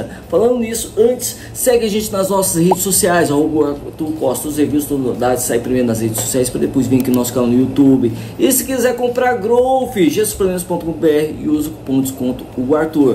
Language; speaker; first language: Portuguese; native; Portuguese